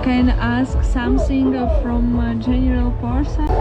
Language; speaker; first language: English; non-native, learner; Russian